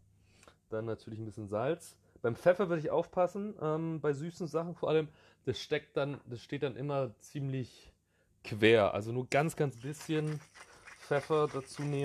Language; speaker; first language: German; native; German